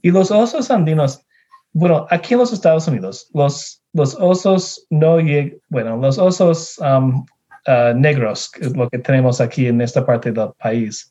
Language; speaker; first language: Spanish; non-native, fluent; English